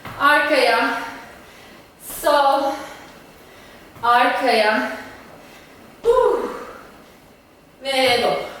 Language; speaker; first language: Turkish; non-native, fluent; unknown